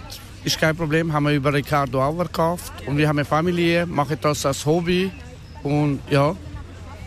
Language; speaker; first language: German; non-native, learner; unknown